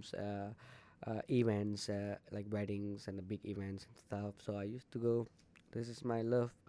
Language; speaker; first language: English; non-native, local second language; Tamil